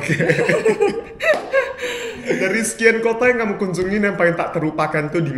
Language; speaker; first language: Indonesian; native; Indonesian